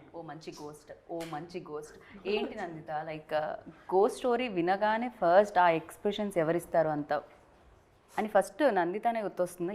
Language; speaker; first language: Telugu; native; Telugu